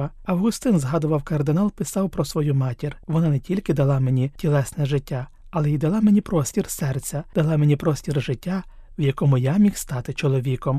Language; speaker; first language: Ukrainian; native; Ukrainian